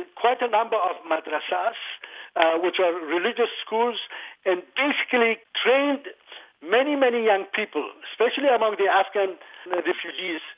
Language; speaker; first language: English; non-native, fluent; Persian